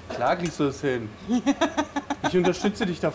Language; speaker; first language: German; native; German